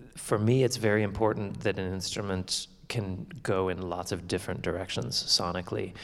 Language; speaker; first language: English; native; English